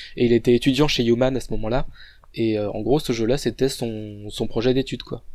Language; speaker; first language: French; native; French